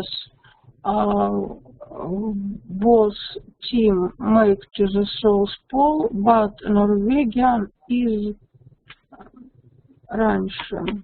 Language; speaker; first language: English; non-native, learner; Russian